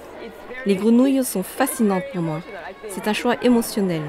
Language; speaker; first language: French; non-native, fluent; Japanese